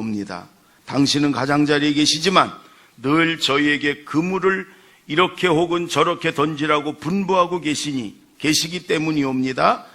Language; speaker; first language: Korean; native; Korean